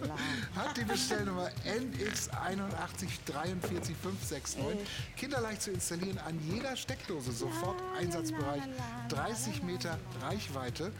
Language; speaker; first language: German; native; German